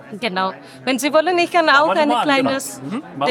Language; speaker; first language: German; non-native, learner; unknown